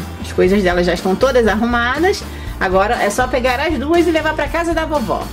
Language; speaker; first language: Portuguese; native; Portuguese